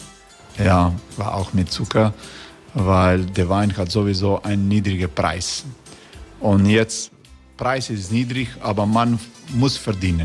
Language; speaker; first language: German; non-native, learner; Croatian